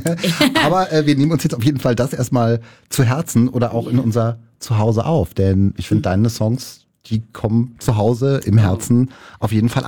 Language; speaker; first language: German; native; German